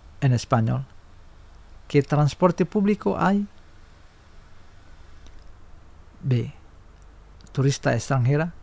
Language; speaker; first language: Spanish; non-native, fluent; Indonesian